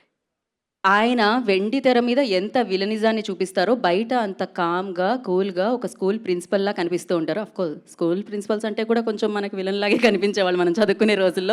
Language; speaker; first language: Telugu; native; Telugu